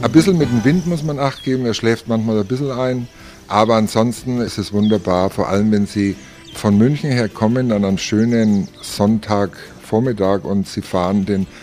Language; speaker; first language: German; native; German